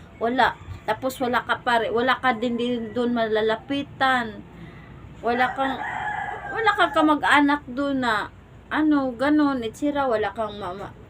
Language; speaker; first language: Filipino; non-native, local second language; Cebuano